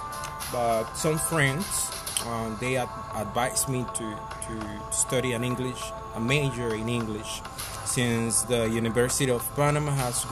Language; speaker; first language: English; non-native, fluent; Spanish